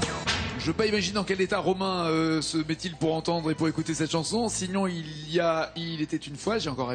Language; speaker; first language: French; native; French